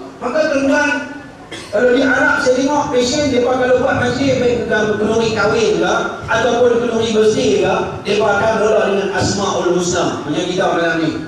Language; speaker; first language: Malay; native; Malay